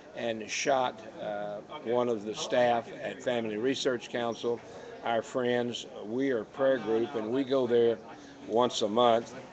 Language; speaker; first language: English; native; English